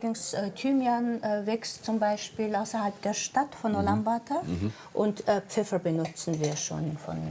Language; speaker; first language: German; non-native, fluent; Mongolian